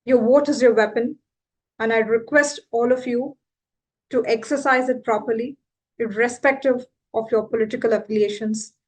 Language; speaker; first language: English; non-native, local second language; Telugu